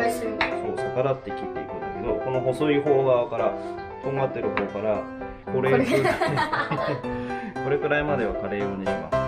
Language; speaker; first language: Japanese; native; Japanese